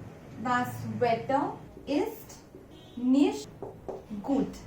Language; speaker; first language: German; non-native, fluent; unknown